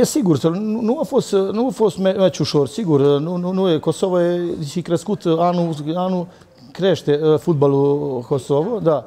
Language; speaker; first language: Romanian; non-native, learner; Serbian